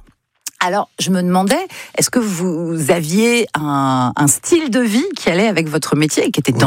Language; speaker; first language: French; native; French